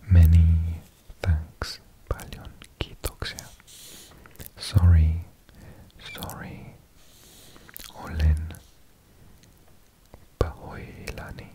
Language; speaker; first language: Finnish; non-native, learner; English